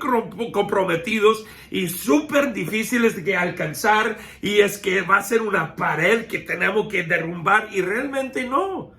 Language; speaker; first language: Spanish; non-native, fluent; English